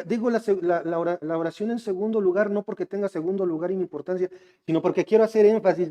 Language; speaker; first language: Spanish; native; Spanish